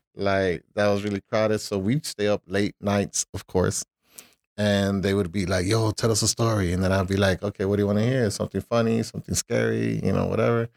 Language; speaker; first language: English; early bilingual, other home language; Spanish